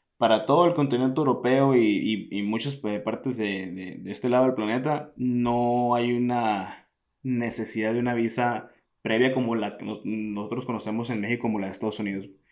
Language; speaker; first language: Spanish; native; Spanish